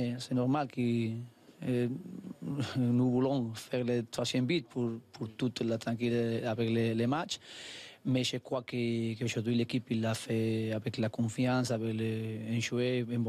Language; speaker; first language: French; non-native, learner; Spanish